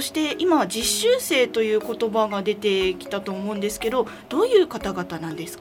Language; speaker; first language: Japanese; native; Japanese